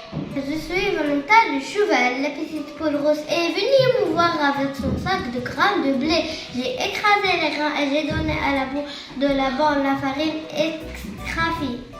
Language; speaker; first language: French; non-native, learner; Arabic